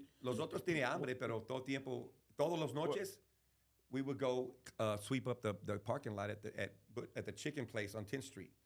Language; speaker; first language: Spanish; early bilingual, heritage; English